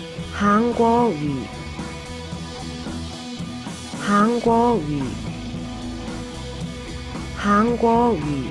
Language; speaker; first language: Chinese; non-native, learner; Korean